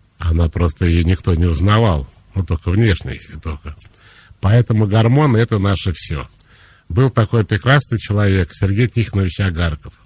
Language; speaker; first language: Russian; native; Russian